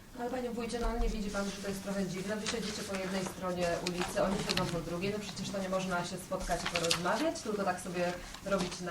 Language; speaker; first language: Polish; native; Polish